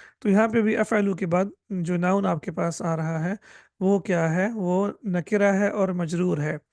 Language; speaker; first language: Urdu; native; Urdu